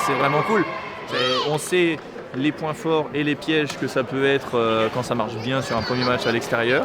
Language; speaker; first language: French; native; French